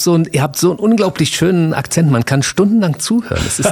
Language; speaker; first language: German; native; German